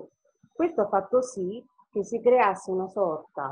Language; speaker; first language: Italian; native; Italian